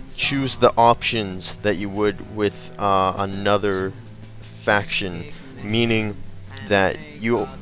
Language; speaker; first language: English; native; English